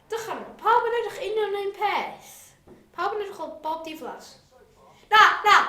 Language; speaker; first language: Welsh; non-native, local second language; English